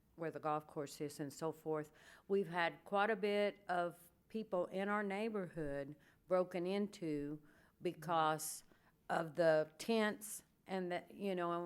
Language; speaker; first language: English; early bilingual, other home language; Spanish